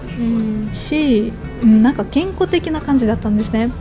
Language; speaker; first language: Japanese; non-native, fluent; Russian